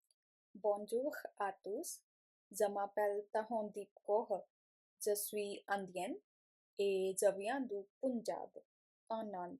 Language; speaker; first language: French; non-native, learner; Punjabi